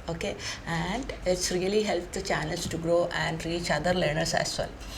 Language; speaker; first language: English; non-native, local second language; Malayalam